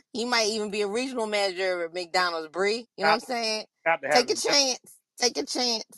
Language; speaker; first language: English; native; English